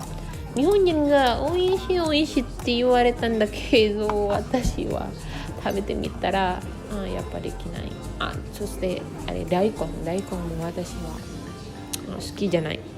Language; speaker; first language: Japanese; non-native, fluent; Indonesian